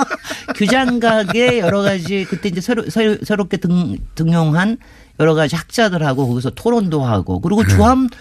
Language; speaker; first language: Korean; native; Korean